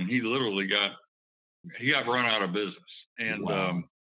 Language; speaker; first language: English; native; English